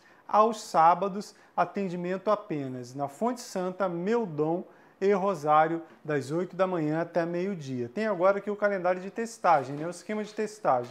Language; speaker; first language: Portuguese; native; Portuguese